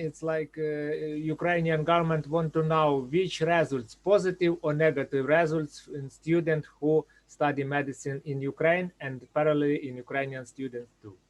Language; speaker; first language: English; non-native, learner; Ukrainian